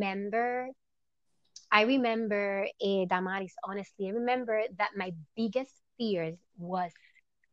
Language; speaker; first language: English; non-native, fluent; Spanish